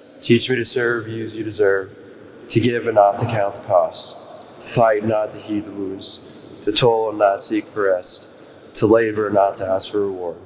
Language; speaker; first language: English; native; English